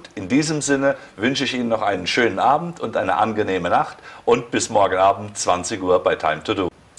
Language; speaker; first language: German; native; German